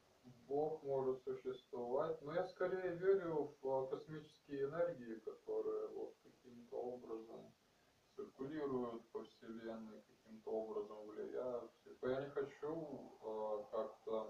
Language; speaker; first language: Russian; native; Russian